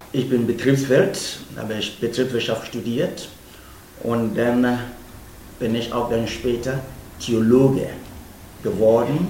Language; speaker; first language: German; non-native, fluent; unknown